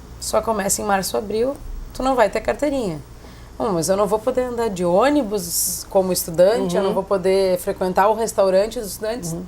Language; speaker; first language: Portuguese; native; Portuguese